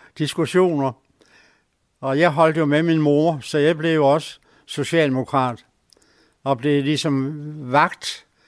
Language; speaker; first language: Danish; native; Danish